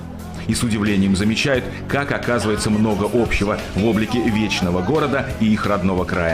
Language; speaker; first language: Russian; native; Russian